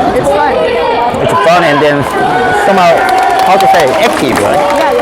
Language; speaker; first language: English; non-native, learner; Korean